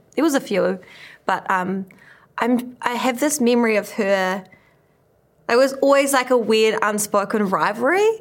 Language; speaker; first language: English; native; English